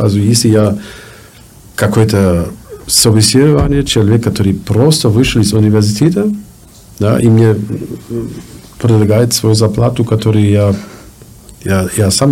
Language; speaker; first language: Russian; non-native, learner; German